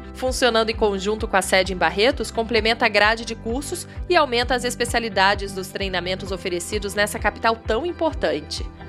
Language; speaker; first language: Portuguese; native; Portuguese